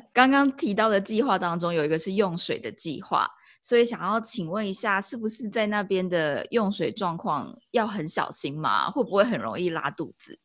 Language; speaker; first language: Chinese; native; Chinese